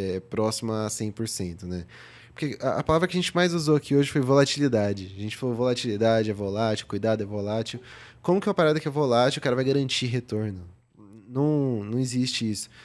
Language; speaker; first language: Portuguese; native; Portuguese